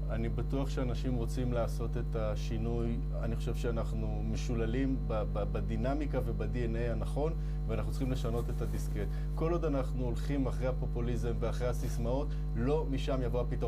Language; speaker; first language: Hebrew; native; Hebrew